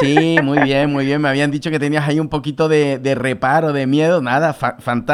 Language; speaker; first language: Spanish; native; Spanish